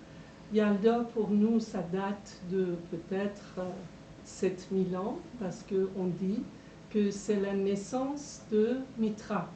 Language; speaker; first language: French; non-native, fluent; Persian